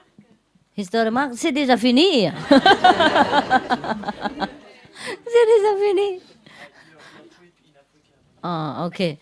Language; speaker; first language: French; non-native, learner; Vietnamese